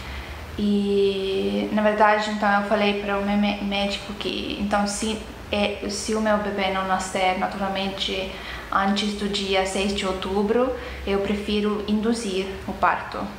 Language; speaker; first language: Portuguese; non-native, fluent; Estonian